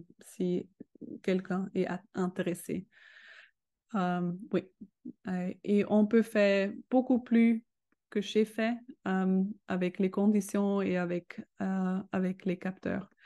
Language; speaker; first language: French; non-native, learner; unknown